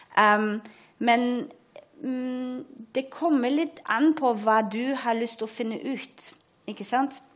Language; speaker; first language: Norwegian; non-native, fluent; German